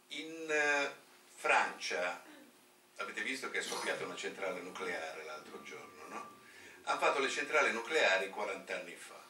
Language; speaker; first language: Italian; native; Italian